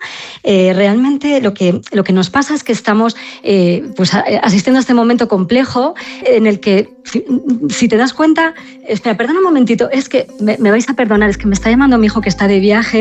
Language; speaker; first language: Spanish; native; Spanish